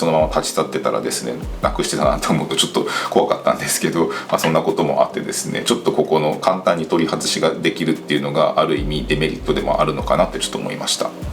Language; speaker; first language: Japanese; native; Japanese